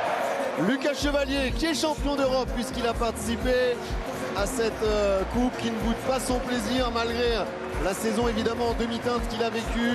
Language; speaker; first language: French; native; French